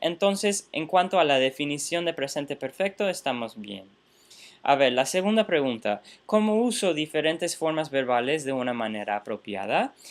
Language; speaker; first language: Spanish; non-native, fluent; English